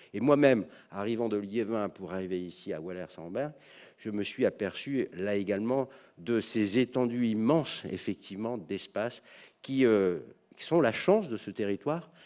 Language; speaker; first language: French; native; French